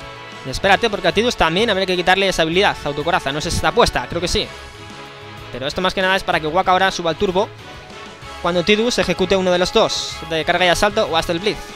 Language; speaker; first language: Spanish; native; Spanish